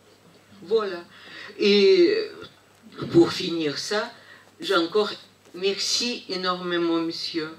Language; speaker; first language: French; non-native, fluent; Russian